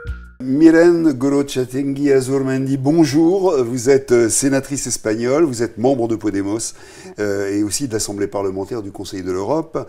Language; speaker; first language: French; native; French